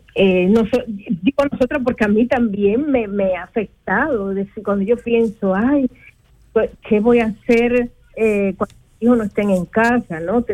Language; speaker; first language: Spanish; native; Spanish